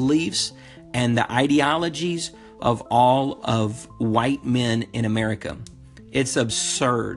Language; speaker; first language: English; native; English